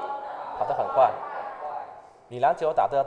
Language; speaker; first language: Chinese; non-native, fluent; Vietnamese